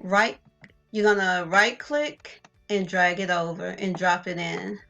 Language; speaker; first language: English; native; English